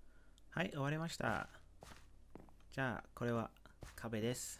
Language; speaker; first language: Japanese; non-native, learner; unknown